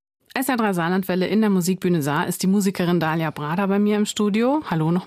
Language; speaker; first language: German; native; German